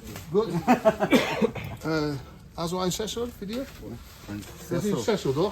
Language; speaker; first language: German; non-native, learner; Dutch